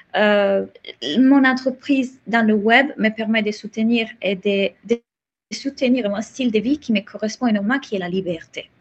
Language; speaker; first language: French; non-native, fluent; Italian